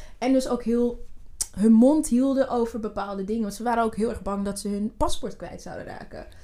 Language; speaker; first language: Dutch; early bilingual, other home language; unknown